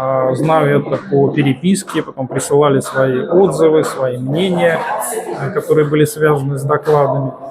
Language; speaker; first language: Russian; native; Russian